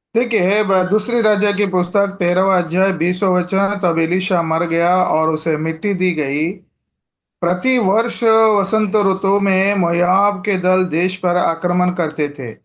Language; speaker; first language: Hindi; non-native, local second language; Telugu